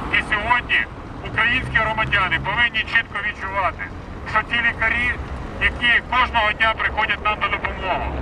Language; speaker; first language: Ukrainian; native; Ukrainian